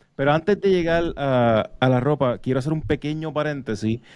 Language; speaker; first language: Spanish; native; Spanish